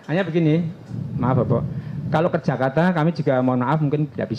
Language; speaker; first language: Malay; non-native, local second language; Javanese